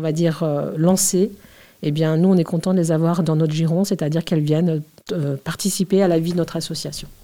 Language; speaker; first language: French; native; French